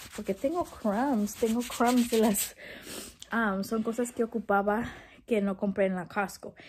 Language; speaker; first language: Spanish; early bilingual, heritage; Spanish